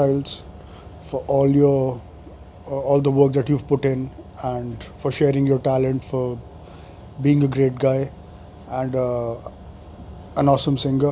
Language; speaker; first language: English; non-native, local second language; Hindi